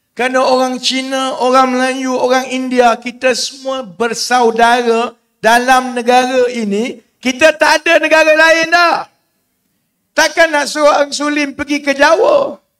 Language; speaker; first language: Malay; native; Malay